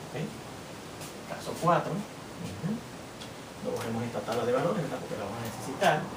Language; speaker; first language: Spanish; native; Spanish